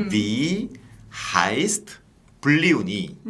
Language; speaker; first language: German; non-native, fluent; Korean